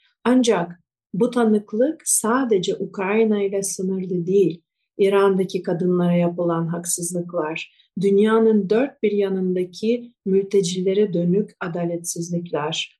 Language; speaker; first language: Turkish; non-native, fluent; Russian